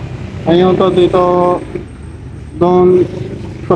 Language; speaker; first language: Filipino; non-native, learner; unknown